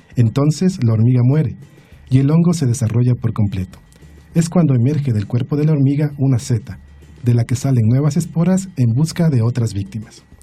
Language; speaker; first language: Spanish; native; Spanish